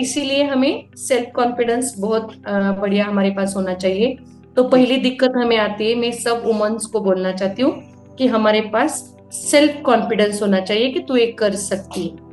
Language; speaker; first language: Hindi; native; Hindi